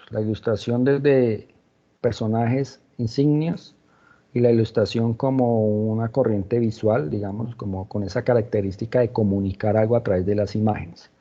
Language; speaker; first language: Spanish; native; Spanish